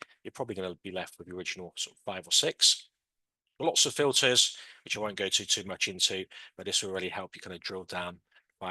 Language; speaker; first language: English; native; English